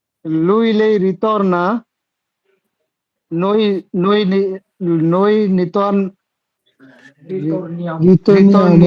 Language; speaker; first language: Italian; non-native, learner; Bangla